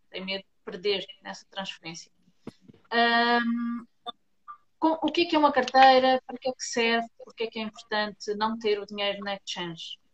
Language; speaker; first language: Portuguese; native; Portuguese